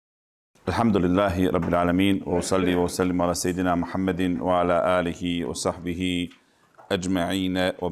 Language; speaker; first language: Arabic; non-native, fluent; Bosnian